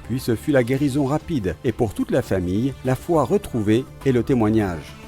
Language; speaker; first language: French; native; French